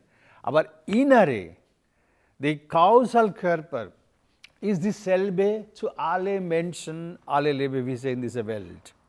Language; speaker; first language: German; non-native, learner; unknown